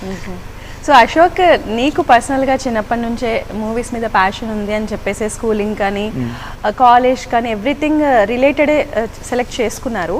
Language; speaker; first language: Telugu; native; Telugu